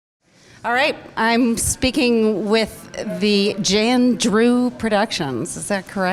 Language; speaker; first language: English; native; English